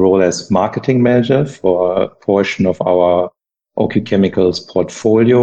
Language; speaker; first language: English; non-native, fluent; German